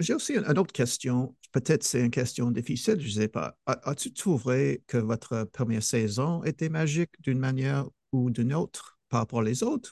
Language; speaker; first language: French; non-native, fluent; English